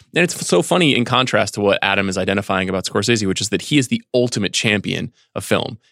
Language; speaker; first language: English; native; English